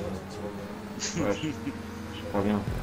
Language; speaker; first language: French; native; French